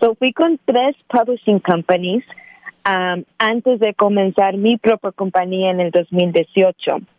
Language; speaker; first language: Spanish; early bilingual, heritage; Spanish